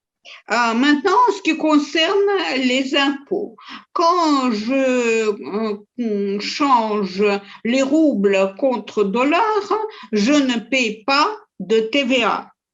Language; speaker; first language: French; non-native, fluent; Russian